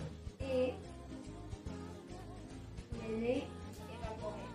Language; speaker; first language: French; non-native, learner; Spanish